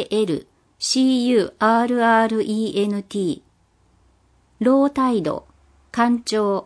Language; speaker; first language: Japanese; non-native, fluent; English